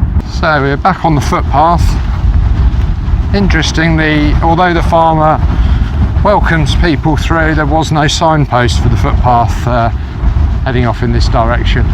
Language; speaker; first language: English; native; English